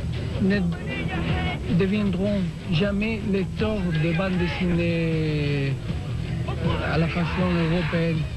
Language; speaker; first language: French; non-native, fluent; Spanish